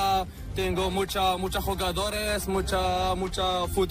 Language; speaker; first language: Spanish; non-native, learner; Arabic